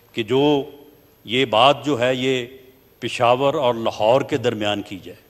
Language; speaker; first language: Urdu; native; Urdu